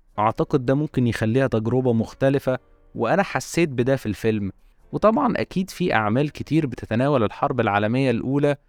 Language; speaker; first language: Arabic; native; Arabic